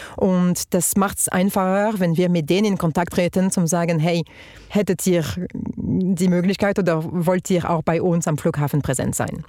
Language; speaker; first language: German; non-native, fluent; French